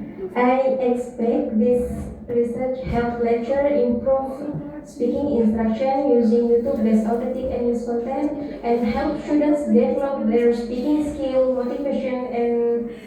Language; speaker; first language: English; non-native, fluent; Indonesian